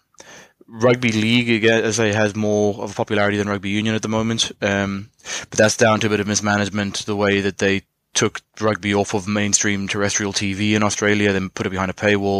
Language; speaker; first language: English; native; English